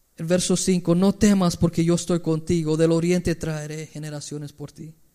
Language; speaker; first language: Spanish; early bilingual, heritage; Spanish